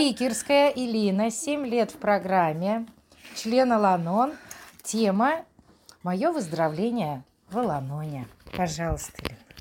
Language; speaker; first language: Russian; native; Russian